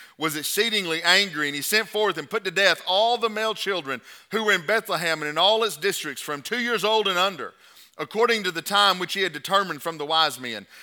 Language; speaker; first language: English; native; English